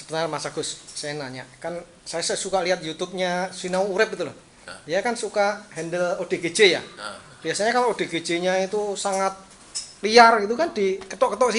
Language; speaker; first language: Indonesian; non-native, local second language; Javanese